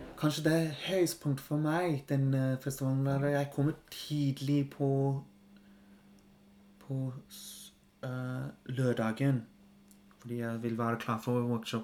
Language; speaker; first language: Norwegian; non-native, fluent; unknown